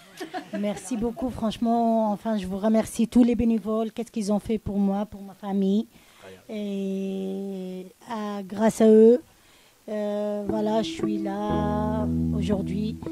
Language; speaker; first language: French; non-native, learner; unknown